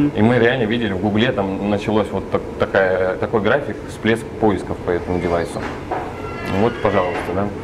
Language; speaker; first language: Russian; native; Russian